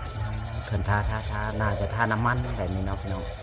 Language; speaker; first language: Thai; non-native, local second language; Northeastern Thai